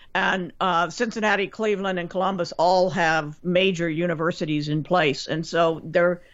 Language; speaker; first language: English; native; English